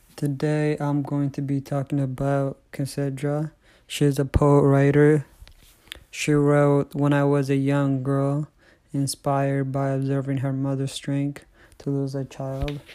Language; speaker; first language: English; non-native, fluent; Tigrinya